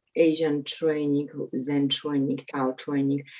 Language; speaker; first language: English; non-native, fluent; Polish